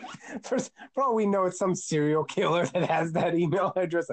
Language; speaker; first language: English; native; English